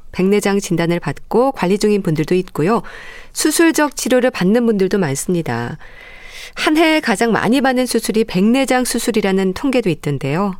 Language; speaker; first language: Korean; native; Korean